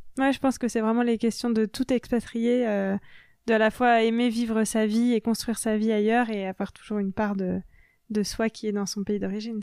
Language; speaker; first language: French; native; French